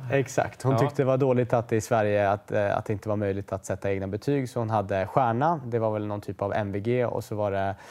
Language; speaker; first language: Swedish; native; Swedish